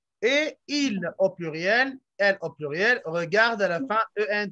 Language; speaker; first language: French; non-native, local second language; Arabic